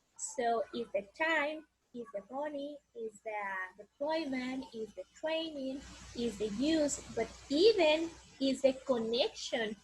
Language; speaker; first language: English; non-native, learner; Spanish